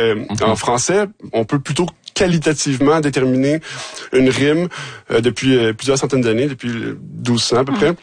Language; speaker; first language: French; native; French